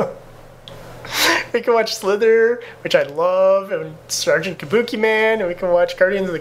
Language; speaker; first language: English; native; English